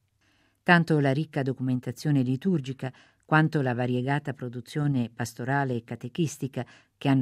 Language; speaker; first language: Italian; native; Italian